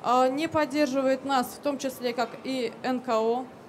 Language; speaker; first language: Russian; native; Russian